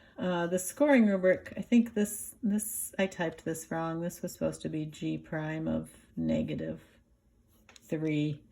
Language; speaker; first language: English; native; English